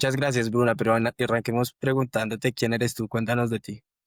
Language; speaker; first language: Spanish; native; Spanish